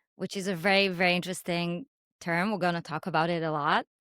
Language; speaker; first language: English; non-native, fluent; Hebrew